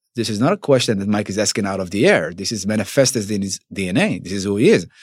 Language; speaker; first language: English; non-native, fluent; Hebrew